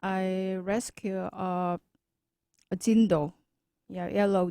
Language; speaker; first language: English; non-native, learner; Korean